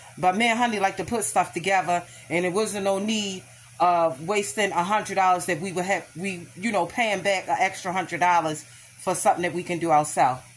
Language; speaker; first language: English; native; English